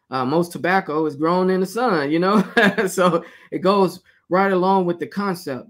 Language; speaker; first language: English; native; English